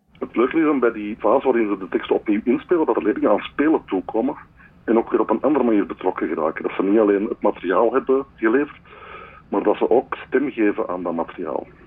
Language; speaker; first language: Dutch; native; Dutch